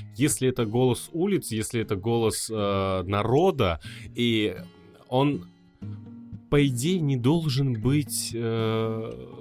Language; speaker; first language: Russian; native; Russian